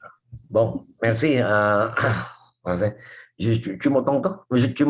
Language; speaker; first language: French; non-native, fluent; Indonesian